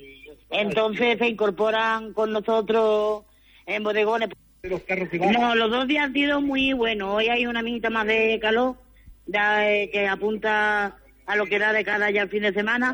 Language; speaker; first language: Spanish; native; Spanish